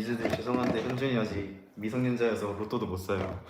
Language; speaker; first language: Korean; native; Korean